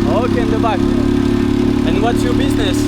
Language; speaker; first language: English; non-native, learner; French